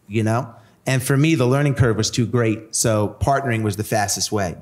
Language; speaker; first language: English; native; English